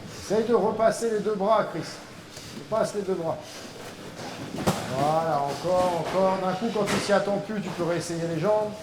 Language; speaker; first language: French; native; French